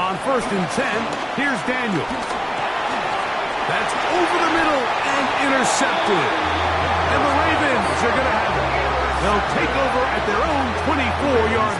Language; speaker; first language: English; native; English